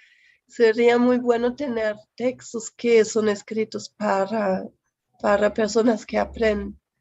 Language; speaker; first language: Spanish; non-native, fluent; German